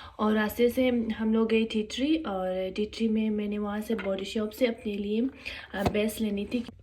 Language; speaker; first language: Urdu; non-native, local second language; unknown